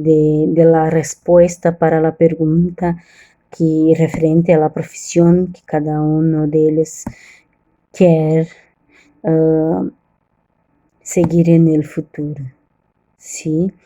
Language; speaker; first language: Spanish; non-native, learner; Portuguese